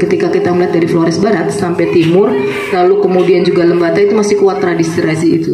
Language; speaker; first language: Indonesian; native; Indonesian